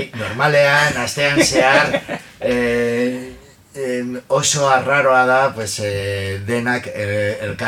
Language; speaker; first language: Basque; non-native, local second language; Spanish